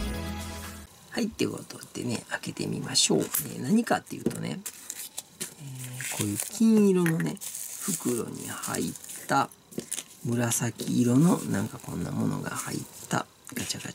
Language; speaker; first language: Japanese; native; Japanese